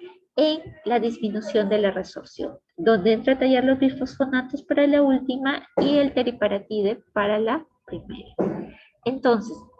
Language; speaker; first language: Spanish; native; Spanish